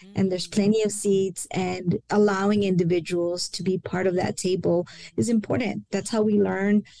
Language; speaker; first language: English; early bilingual, other home language; Spanish